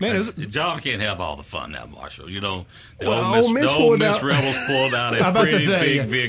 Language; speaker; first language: English; native; English